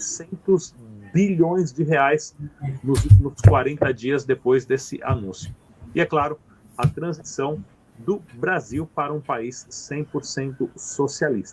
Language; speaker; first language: Portuguese; native; Portuguese